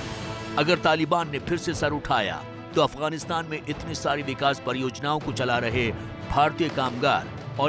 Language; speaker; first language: Hindi; native; Hindi